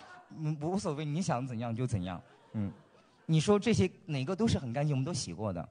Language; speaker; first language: Chinese; native; Chinese